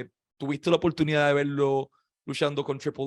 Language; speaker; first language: Spanish; native; Spanish